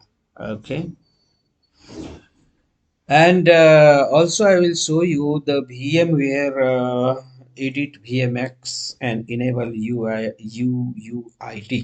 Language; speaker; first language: English; non-native, local second language; Hindi